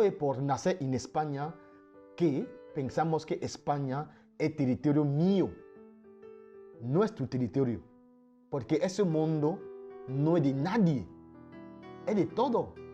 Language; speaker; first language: Spanish; non-native, fluent; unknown